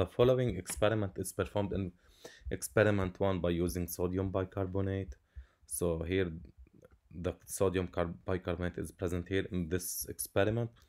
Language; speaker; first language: English; non-native, local second language; Arabic